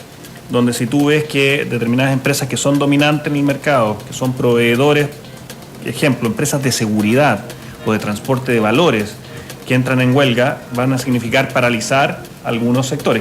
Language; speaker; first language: Spanish; native; Spanish